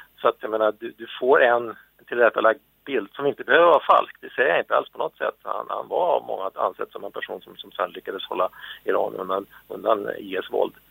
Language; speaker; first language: Swedish; native; Swedish